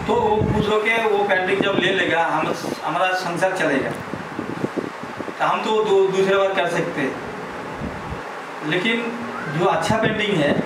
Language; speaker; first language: Hindi; non-native, local second language; Bangla